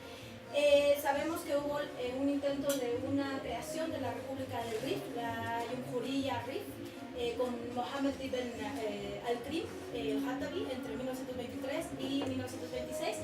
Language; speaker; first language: Spanish; native; Spanish